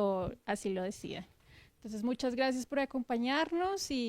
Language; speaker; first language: Spanish; native; Spanish